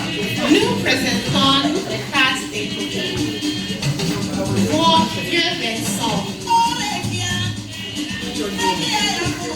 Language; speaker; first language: French; non-native, learner; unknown